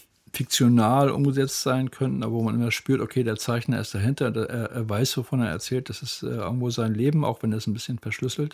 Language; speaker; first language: German; native; German